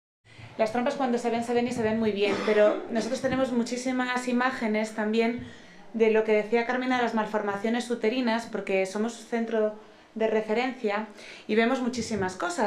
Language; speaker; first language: Spanish; native; Spanish